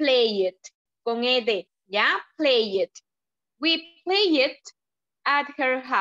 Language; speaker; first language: English; non-native, learner; Spanish